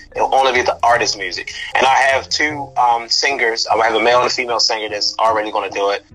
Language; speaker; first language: English; native; English